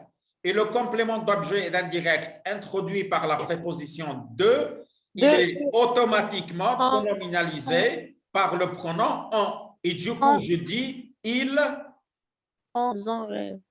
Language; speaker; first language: French; non-native, local second language; Arabic